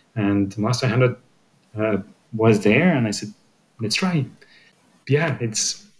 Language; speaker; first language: English; non-native, fluent; French